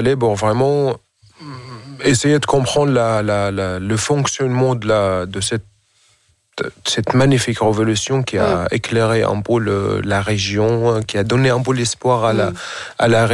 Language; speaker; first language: French; non-native, fluent; Arabic